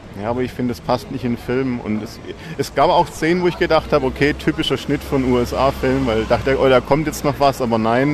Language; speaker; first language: German; native; German